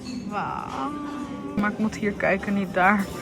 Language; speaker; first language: Dutch; early bilingual, other home language; Hindi